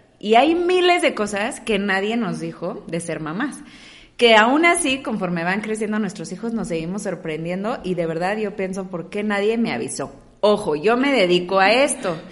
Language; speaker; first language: Spanish; native; Spanish